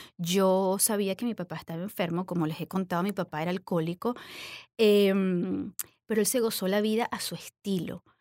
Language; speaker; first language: Spanish; native; Spanish